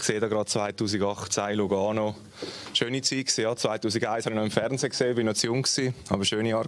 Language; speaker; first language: German; native; German